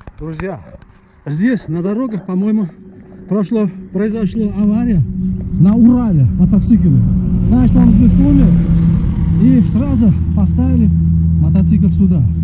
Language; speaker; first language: Russian; non-native, local second language; Uzbek